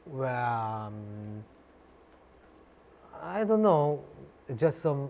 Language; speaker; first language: English; non-native, learner; Korean